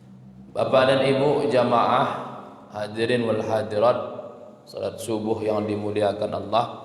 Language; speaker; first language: Indonesian; native; Indonesian